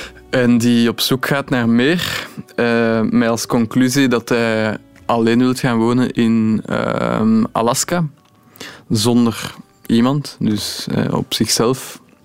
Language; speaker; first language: Dutch; native; Dutch